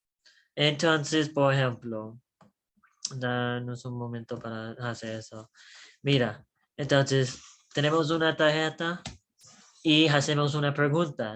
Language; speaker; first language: Spanish; non-native, learner; English